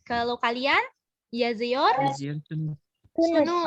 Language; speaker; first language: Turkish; non-native, fluent; Indonesian